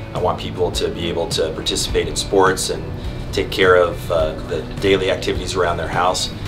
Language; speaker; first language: English; native; English